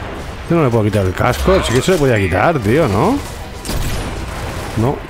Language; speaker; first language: Spanish; native; Spanish